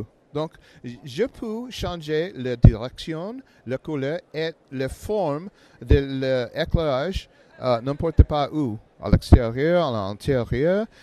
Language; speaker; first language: French; non-native, learner; English